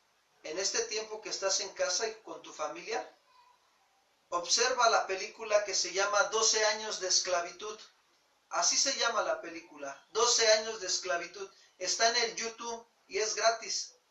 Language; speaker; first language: Spanish; native; Spanish